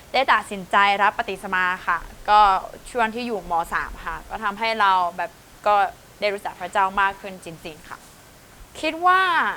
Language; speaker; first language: Thai; non-native, local second language; Akha